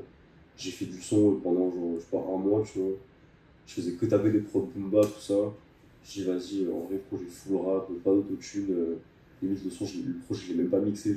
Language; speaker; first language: French; native; French